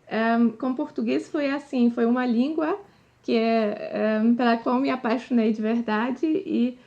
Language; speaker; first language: Portuguese; non-native, fluent; Polish